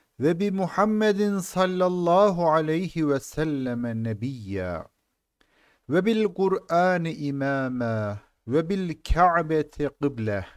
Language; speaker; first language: Arabic; non-native, fluent; Turkish